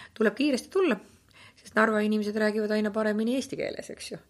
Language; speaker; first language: Estonian; native; Estonian